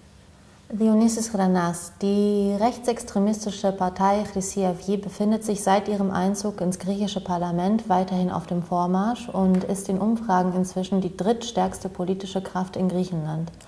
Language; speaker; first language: German; native; German